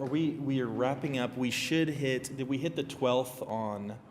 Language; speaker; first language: English; native; English